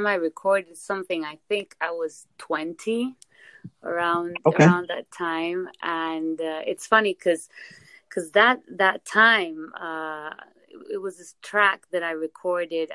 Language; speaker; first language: English; non-native, fluent; Spanish